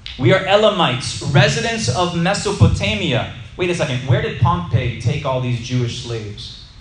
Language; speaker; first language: English; native; English